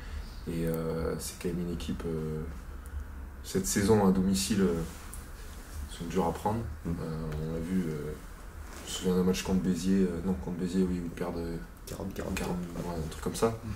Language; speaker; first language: French; native; French